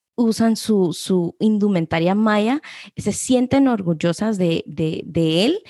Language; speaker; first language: Spanish; native; Spanish